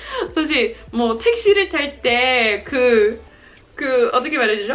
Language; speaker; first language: Korean; non-native, learner; English